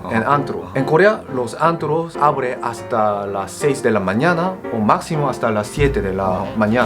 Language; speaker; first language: Spanish; non-native, fluent; Korean